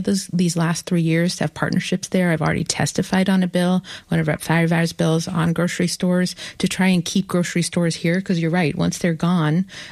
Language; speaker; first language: English; native; English